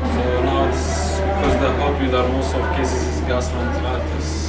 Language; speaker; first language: English; non-native, learner; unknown